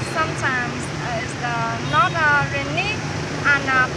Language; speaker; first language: English; non-native, learner; Vietnamese